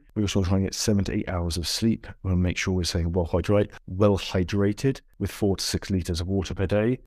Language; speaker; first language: English; native; English